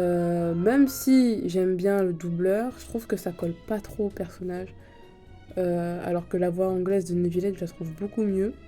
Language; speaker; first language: French; native; French